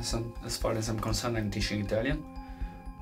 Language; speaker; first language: English; non-native, fluent; Italian